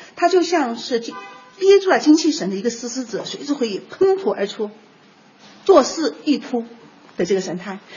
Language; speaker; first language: Chinese; native; Chinese